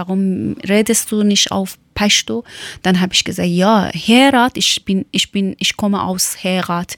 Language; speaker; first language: German; non-native, learner; Persian